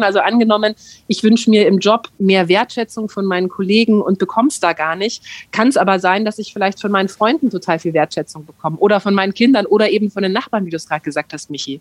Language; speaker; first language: German; native; German